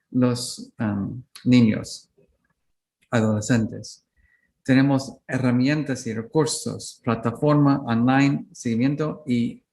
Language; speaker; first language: Spanish; non-native, learner; English